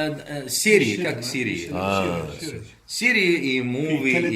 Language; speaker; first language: Russian; non-native, learner; Arabic